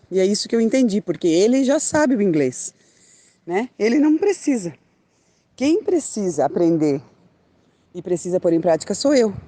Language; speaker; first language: Portuguese; native; Portuguese